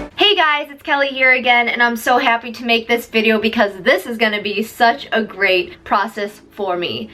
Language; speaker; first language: English; native; English